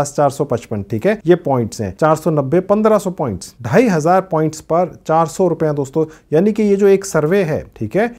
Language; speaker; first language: Hindi; native; Hindi